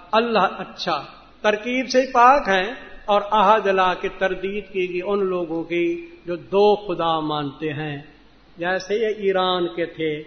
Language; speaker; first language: Urdu; non-native, local second language; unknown